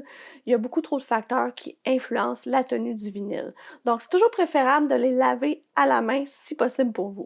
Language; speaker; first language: French; native; French